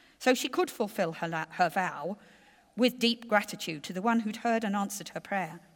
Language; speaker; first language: English; native; English